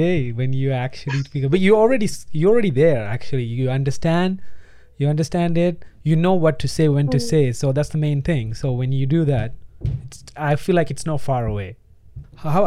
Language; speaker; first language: English; non-native, local second language; Tamil